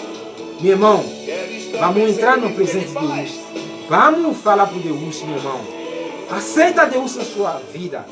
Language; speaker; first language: Portuguese; non-native, learner; Haitian Creole